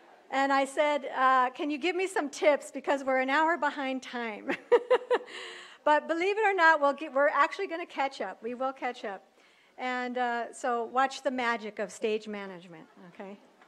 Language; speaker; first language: English; early bilingual, other home language; Spanish